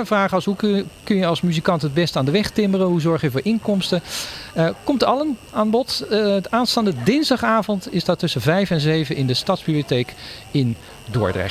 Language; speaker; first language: Dutch; native; Dutch